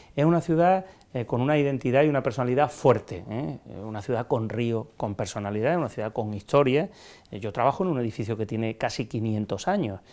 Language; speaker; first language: Spanish; native; Spanish